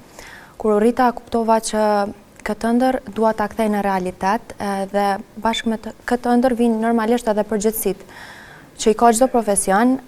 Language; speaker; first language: Albanian; native; Albanian